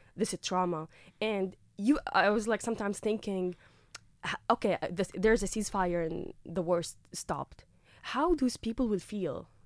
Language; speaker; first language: English; non-native, fluent; Arabic